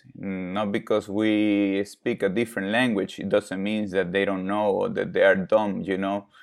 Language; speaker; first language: English; non-native, fluent; Spanish